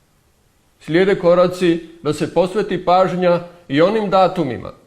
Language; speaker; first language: Croatian; native; Croatian